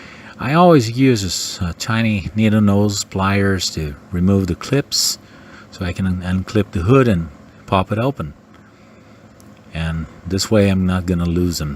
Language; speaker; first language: English; non-native, fluent; Portuguese